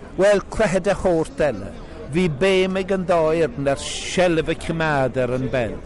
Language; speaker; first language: Irish; native; Irish